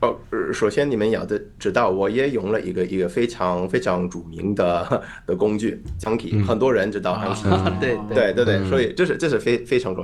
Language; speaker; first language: Chinese; non-native, fluent; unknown